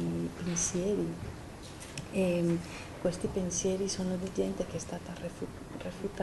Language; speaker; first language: Italian; non-native, learner; Spanish